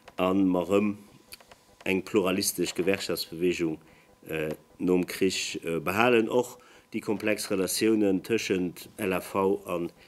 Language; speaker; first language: German; non-native, local second language; Luxembourgish